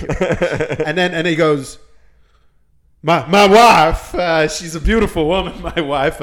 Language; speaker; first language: English; native; English